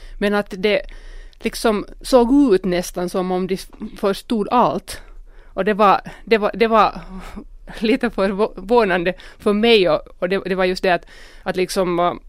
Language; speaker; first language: Swedish; non-native, local second language; Finnish